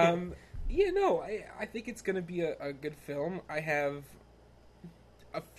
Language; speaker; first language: English; native; English